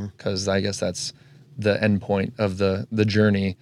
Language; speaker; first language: English; native; English